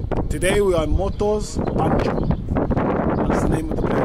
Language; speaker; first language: English; native; English